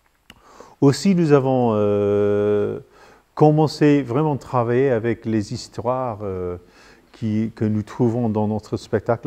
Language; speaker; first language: French; non-native, fluent; English